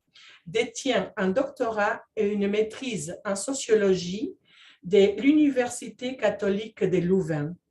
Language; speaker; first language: French; non-native, fluent; Spanish